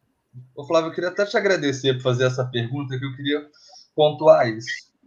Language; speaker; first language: Portuguese; native; Portuguese